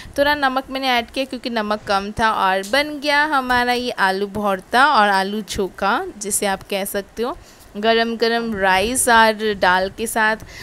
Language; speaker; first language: Hindi; non-native, local second language; Bangla